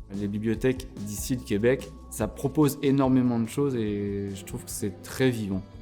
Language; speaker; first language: French; native; French